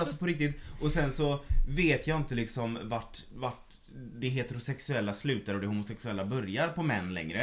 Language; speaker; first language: Swedish; native; Swedish